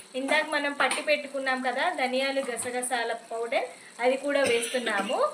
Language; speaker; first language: Telugu; non-native, local second language; Urdu